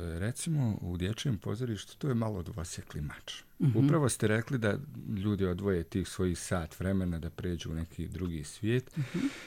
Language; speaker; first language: Serbian; native; Serbian